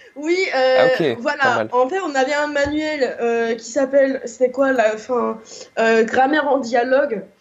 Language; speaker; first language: French; non-native, fluent; Korean